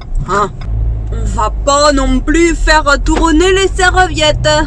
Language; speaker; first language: French; native; French